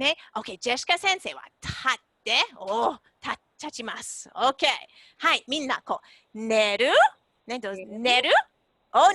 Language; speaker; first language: Japanese; non-native, fluent; English